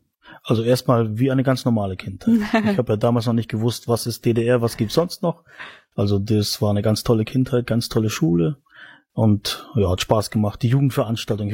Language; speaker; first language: German; native; German